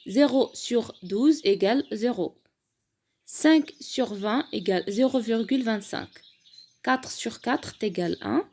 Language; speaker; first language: French; non-native, local second language; Arabic